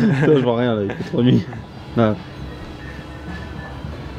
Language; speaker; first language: French; native; French